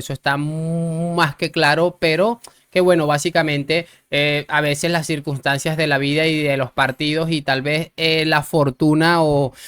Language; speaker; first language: Spanish; native; Spanish